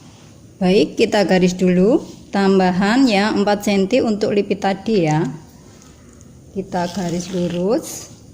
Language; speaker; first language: Indonesian; native; Indonesian